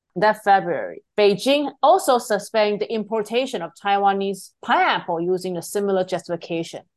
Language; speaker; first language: English; non-native, fluent; Chinese